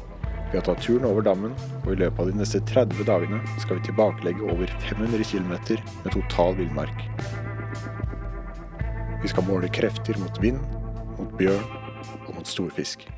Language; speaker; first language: Norwegian; native; Norwegian